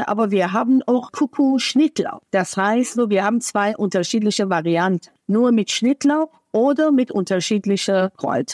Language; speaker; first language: German; non-native, fluent; Persian